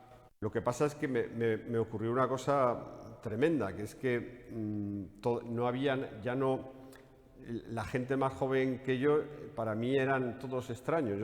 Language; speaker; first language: Spanish; native; Spanish